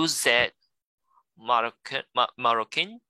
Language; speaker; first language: French; non-native, learner; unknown